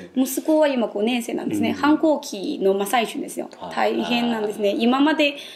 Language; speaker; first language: Japanese; non-native, fluent; Chinese